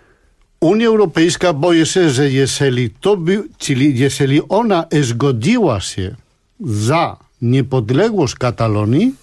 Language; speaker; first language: Polish; non-native, fluent; Spanish